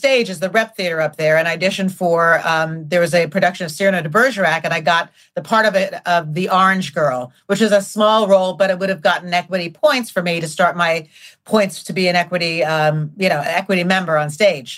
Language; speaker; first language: English; native; English